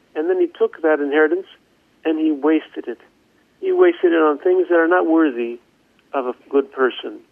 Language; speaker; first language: English; native; English